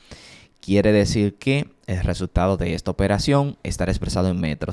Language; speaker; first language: Spanish; native; Spanish